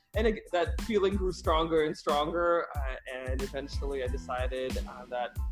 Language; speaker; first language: English; early bilingual, other home language; Russian